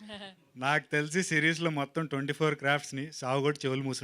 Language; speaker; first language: Telugu; native; Telugu